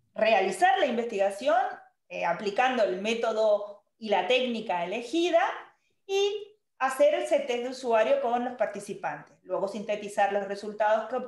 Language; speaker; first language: Spanish; native; Spanish